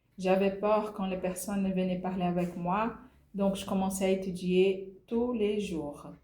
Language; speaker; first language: French; non-native, fluent; Portuguese